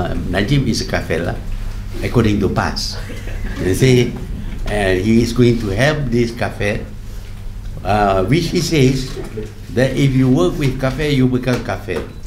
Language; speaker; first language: English; non-native, local second language; Malay